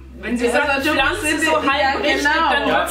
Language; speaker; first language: German; native; German